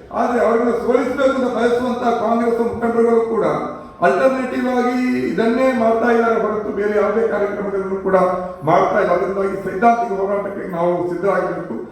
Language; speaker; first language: Kannada; non-native, local second language; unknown